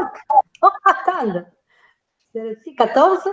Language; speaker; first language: French; non-native, fluent; Spanish